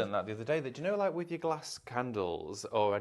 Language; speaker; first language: English; native; English